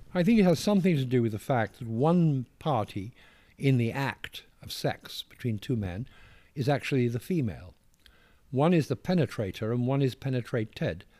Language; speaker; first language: English; native; English